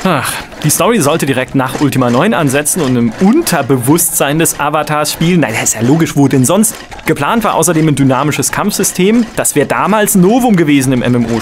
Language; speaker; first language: German; native; German